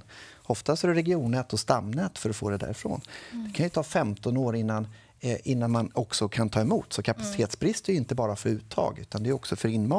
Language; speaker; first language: Swedish; native; Swedish